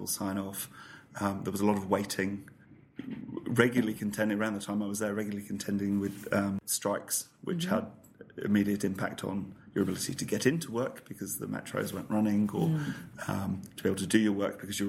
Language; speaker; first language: English; native; English